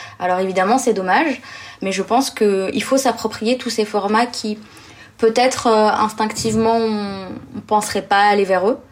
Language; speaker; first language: French; early bilingual, other home language; Arabic